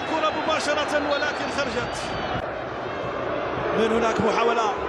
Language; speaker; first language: Arabic; native; Arabic